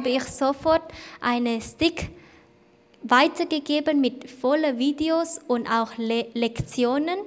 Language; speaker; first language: German; non-native, fluent; Thai